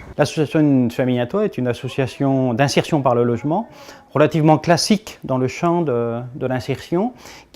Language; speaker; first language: French; native; French